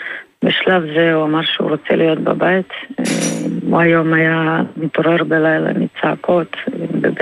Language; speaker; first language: Hebrew; non-native, fluent; Russian